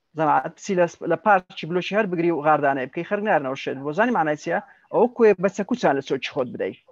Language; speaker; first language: Central Kurdish; native; Central Kurdish